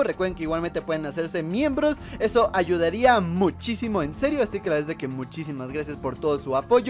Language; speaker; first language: Spanish; native; Spanish